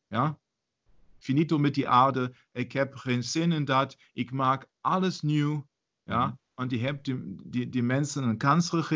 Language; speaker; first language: Dutch; non-native, fluent; German